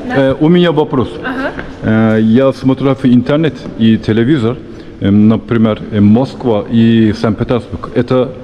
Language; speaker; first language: Russian; non-native, learner; Turkish